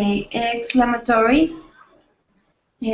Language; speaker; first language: English; non-native, learner; Spanish